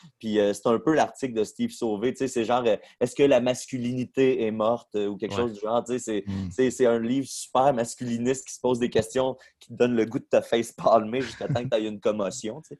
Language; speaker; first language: French; native; French